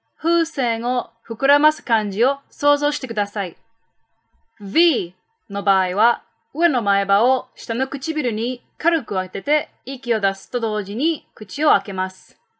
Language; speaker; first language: Japanese; native; Japanese